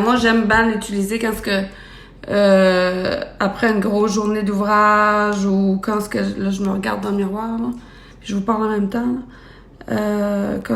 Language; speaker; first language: French; native; French